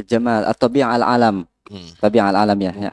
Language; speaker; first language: Arabic; non-native, learner; Indonesian